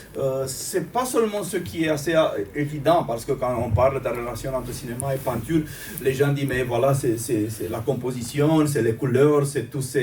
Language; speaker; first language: French; non-native, fluent; Romanian